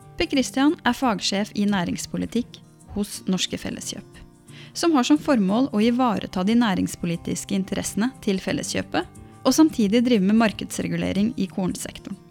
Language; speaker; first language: Norwegian; native; Norwegian